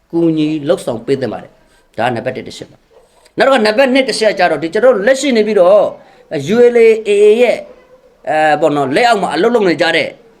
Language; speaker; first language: Burmese; non-native, local second language; Rohingya